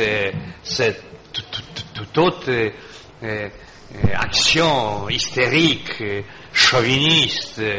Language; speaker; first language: French; non-native, fluent; Polish